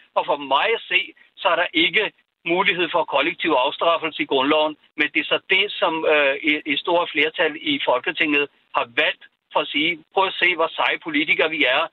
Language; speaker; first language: Danish; non-native, fluent; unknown